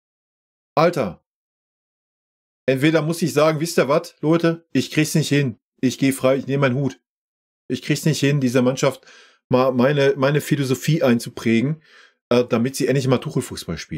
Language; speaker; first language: German; native; German